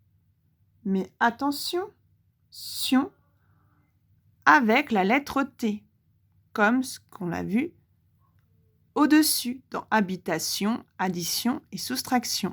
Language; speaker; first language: French; native; French